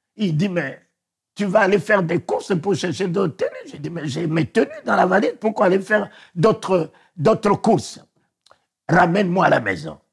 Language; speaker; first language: French; non-native, local second language; Sango